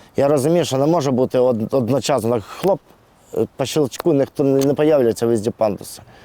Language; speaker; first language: Ukrainian; non-native, local second language; Russian